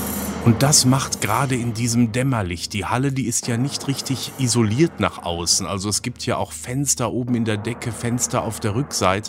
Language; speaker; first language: German; native; German